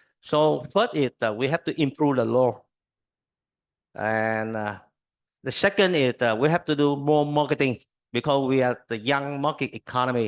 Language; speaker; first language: English; non-native, learner; Vietnamese